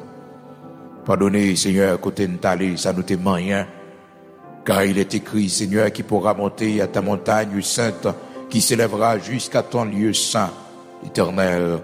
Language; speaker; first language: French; non-native, local second language; Haitian Creole